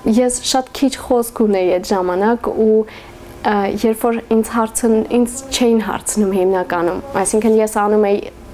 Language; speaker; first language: Armenian; native; Armenian